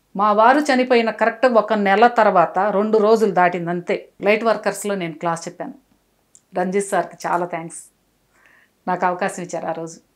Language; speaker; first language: Telugu; native; Telugu